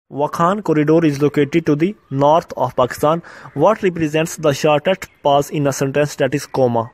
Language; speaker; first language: English; non-native, local second language; Urdu